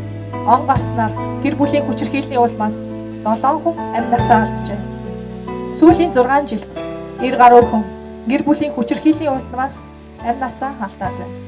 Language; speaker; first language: Mongolian; native; Mongolian